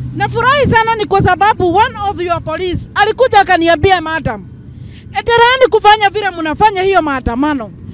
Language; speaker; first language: Swahili; non-native, local second language; Kikuyu